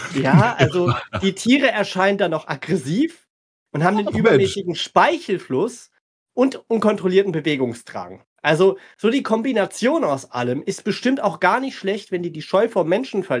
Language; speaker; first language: German; native; German